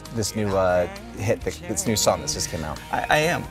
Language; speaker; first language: English; native; English